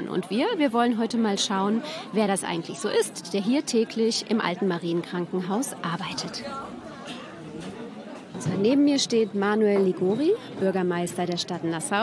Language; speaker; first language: German; native; German